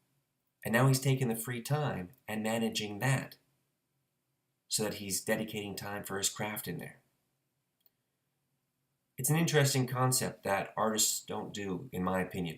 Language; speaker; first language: English; native; English